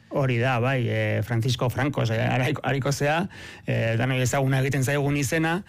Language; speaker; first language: Basque; native; Basque